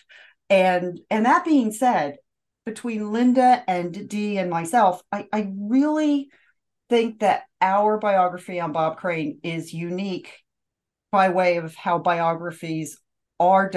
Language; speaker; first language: English; native; English